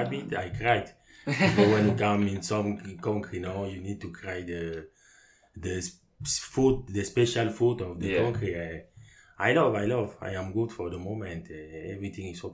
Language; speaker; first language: English; non-native, learner; French